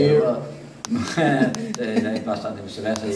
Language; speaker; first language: Spanish; non-native, learner; English